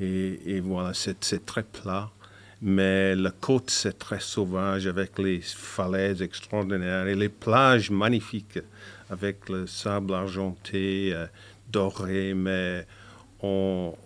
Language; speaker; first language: French; non-native, fluent; English